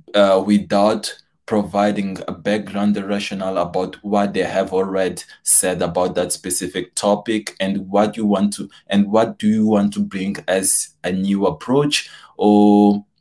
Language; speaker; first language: English; non-native, fluent; Portuguese